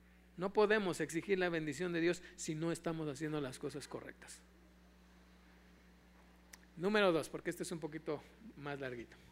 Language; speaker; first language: Spanish; native; Spanish